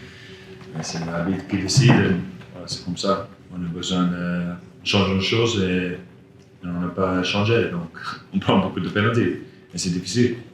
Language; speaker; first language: French; non-native, learner; English